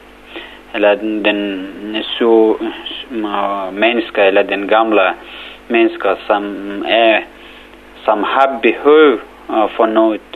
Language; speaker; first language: Danish; non-native, learner; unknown